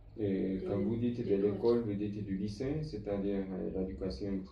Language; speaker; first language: French; non-native, fluent; Spanish